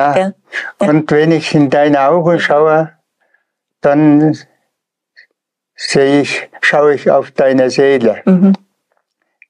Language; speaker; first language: German; non-native, fluent; Tuvinian